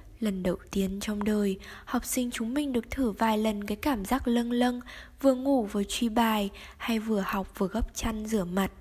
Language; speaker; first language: Vietnamese; native; Vietnamese